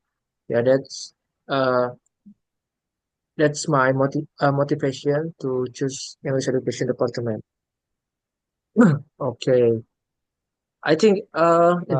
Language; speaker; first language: English; non-native, learner; Indonesian